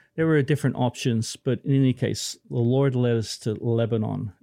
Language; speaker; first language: English; native; English